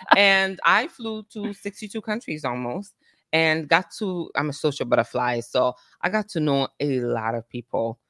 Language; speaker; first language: English; non-native, fluent; Italian